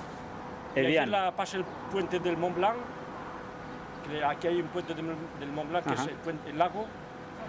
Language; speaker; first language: Spanish; native; Spanish